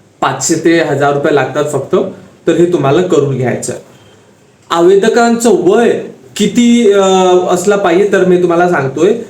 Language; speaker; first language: Marathi; non-native, local second language; Hindi